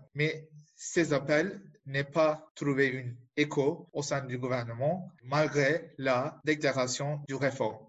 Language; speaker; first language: French; non-native, fluent; Turkish